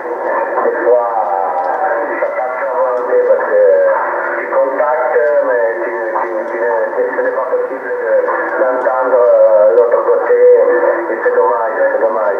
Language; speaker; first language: French; non-native, fluent; Italian